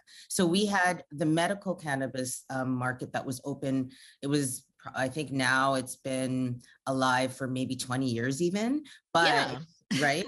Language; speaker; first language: English; native; English